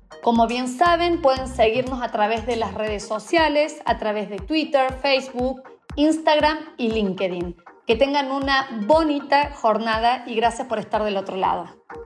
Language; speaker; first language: Spanish; native; Spanish